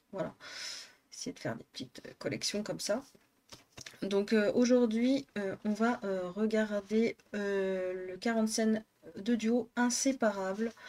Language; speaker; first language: French; native; French